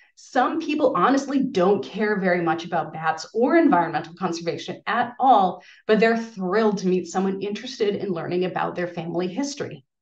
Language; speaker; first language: English; native; English